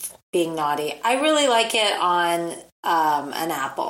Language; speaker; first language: English; native; English